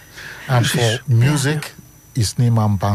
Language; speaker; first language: Dutch; non-native, fluent; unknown